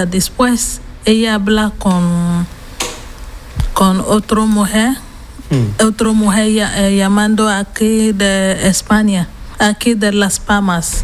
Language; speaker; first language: Spanish; non-native, learner; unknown